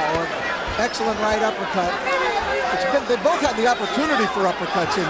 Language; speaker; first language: English; native; English